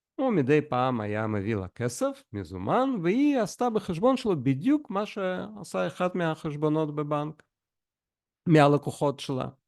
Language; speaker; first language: Hebrew; non-native, fluent; Russian